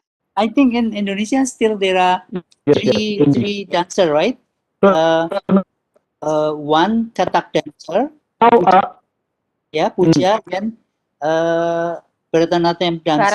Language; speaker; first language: English; non-native, learner; Indonesian